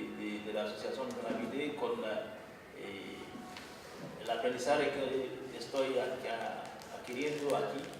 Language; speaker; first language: Spanish; non-native, fluent; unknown